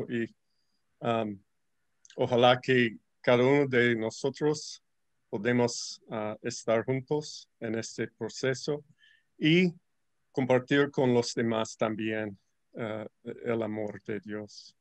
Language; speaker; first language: Spanish; non-native, learner; English